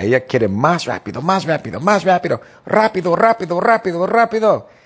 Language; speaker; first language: Spanish; non-native, fluent; English